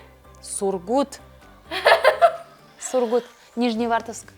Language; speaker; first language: Russian; non-native, local second language; Tatar